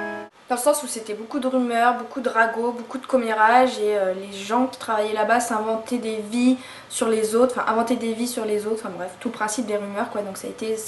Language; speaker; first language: French; native; French